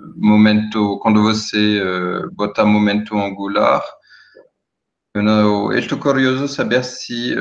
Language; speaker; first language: Portuguese; non-native, fluent; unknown